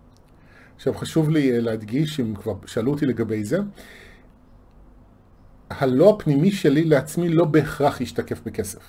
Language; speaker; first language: Hebrew; native; Hebrew